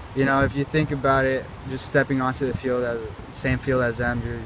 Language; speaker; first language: English; native; English